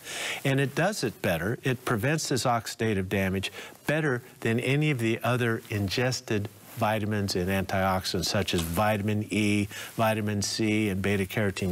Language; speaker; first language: English; native; English